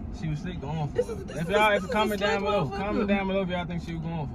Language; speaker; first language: English; native; English